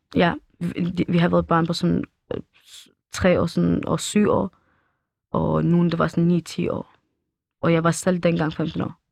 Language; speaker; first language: Danish; early bilingual, other home language; Kurdish